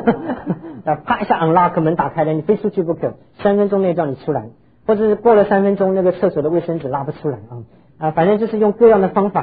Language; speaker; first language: Chinese; native; Chinese